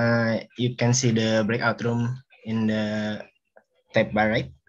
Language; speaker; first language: English; non-native, learner; Indonesian